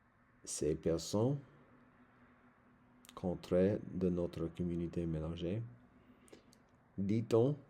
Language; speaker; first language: French; non-native, learner; English